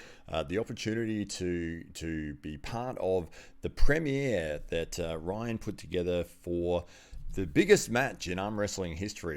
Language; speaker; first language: English; native; English